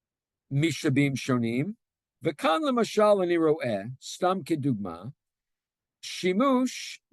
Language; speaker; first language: Hebrew; non-native, fluent; English